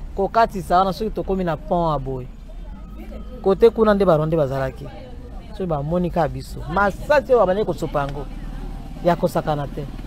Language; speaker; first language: Lingala; native; Lingala